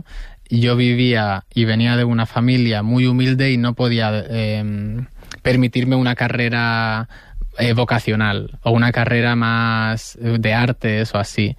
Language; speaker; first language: Spanish; native; Spanish